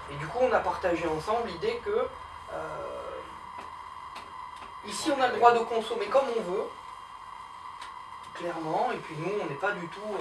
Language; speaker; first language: French; native; French